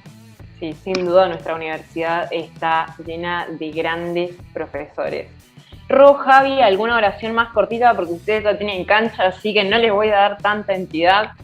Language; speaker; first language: Spanish; native; Spanish